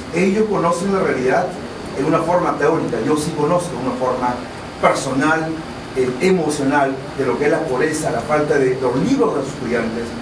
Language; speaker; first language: Spanish; non-native, local second language; Shipibo-Conibo